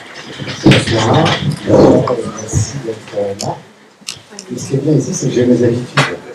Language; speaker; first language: French; native; French